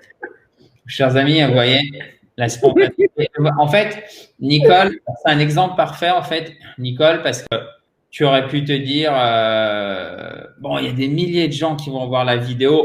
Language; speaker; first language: French; native; French